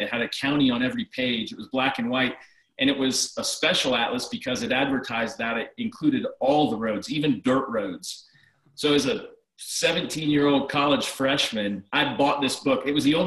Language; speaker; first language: English; native; English